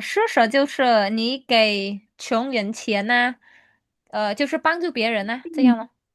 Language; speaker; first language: Chinese; non-native, fluent; Khmer